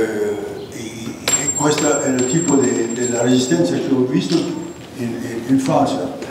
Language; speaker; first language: Italian; non-native, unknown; Greek